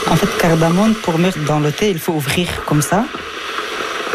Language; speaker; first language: French; early bilingual, other home language; Persian